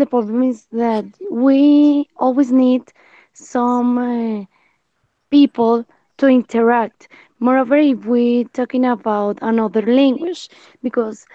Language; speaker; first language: English; non-native, learner; Spanish